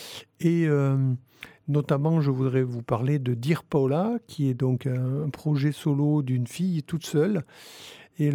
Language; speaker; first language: French; native; French